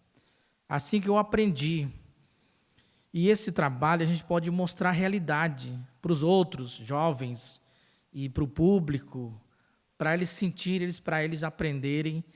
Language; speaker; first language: Portuguese; non-native, local second language; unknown